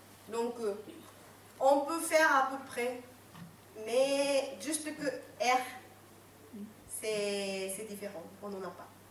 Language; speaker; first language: French; non-native, fluent; Japanese